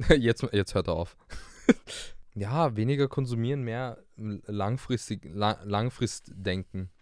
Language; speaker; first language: German; early bilingual, other home language; English